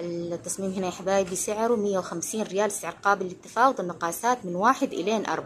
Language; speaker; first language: Arabic; native; Arabic